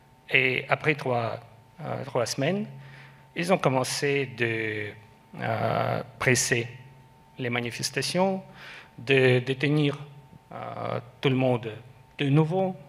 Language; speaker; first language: French; non-native, learner; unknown